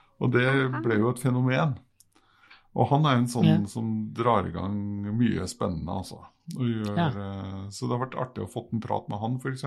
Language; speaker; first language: Norwegian; native; Norwegian